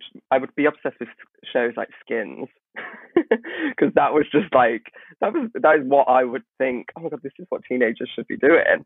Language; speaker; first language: English; native; English